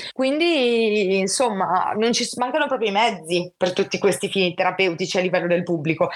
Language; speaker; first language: Italian; native; Italian